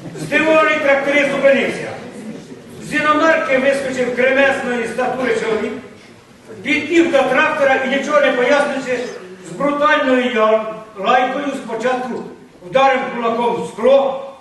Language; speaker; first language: Ukrainian; native; Ukrainian